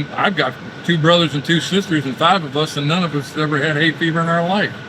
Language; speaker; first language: English; native; English